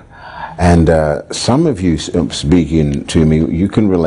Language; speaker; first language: English; native; English